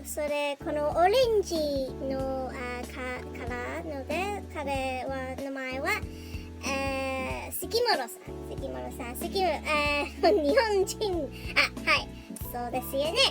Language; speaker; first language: Japanese; non-native, learner; English